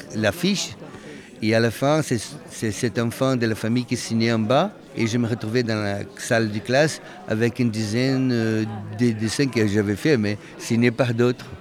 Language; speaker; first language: French; non-native, fluent; Portuguese